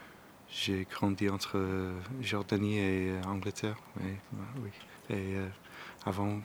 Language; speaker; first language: French; non-native, learner; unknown